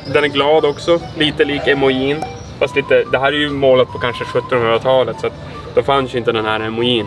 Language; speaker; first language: Swedish; native; Swedish